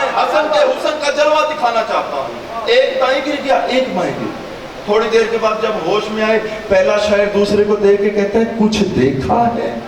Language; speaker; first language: Urdu; non-native, local second language; Saraiki